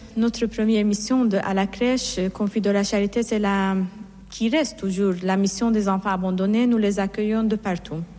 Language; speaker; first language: French; non-native, fluent; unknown